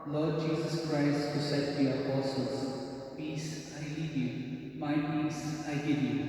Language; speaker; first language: English; non-native, local second language; Konkani